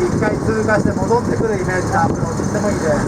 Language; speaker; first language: Japanese; native; Japanese